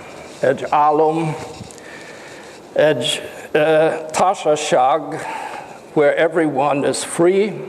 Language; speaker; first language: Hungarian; non-native, learner; English